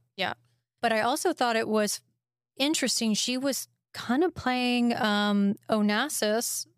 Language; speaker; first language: English; native; English